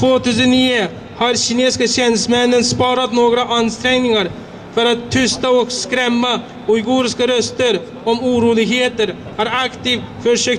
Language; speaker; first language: Swedish; non-native, fluent; Uyghur